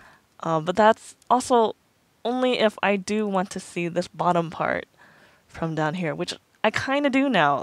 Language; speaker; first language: English; native; English